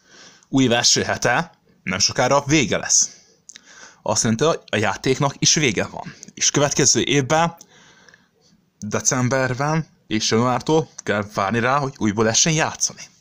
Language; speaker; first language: Hungarian; non-native, learner; Serbian